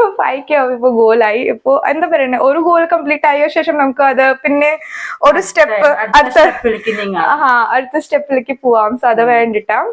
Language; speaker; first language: Malayalam; non-native, learner; Hindi